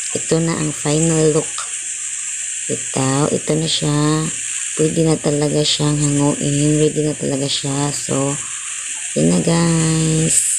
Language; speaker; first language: Filipino; non-native, local second language; Cebuano